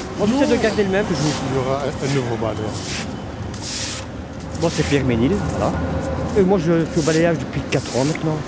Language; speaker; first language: French; native; French